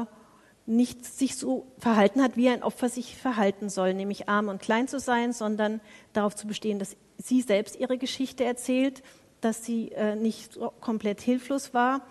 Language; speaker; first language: German; native; German